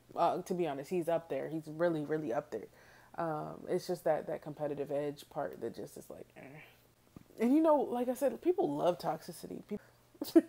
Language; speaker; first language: English; native; English